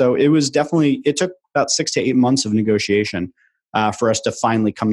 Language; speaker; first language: English; native; English